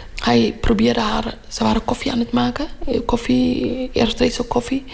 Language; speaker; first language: Dutch; non-native, fluent; Tigrinya